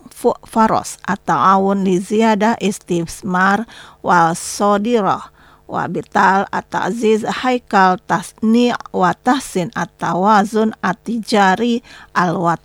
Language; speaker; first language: Arabic; non-native, fluent; Indonesian